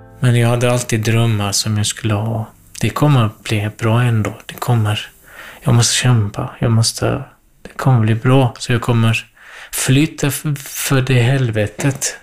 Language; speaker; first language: Swedish; non-native, fluent; Kurdish